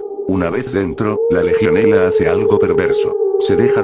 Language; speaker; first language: Spanish; native; Spanish